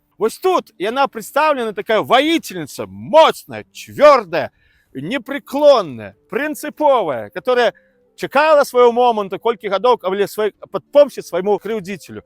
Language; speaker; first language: Belarusian; native; Belarusian